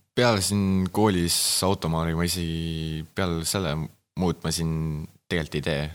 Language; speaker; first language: Estonian; native; Estonian